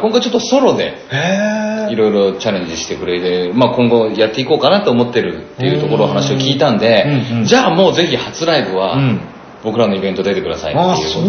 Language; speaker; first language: Japanese; native; Japanese